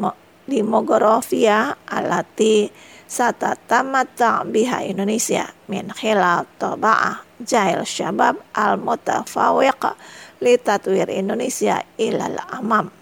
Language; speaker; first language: Arabic; non-native, fluent; Indonesian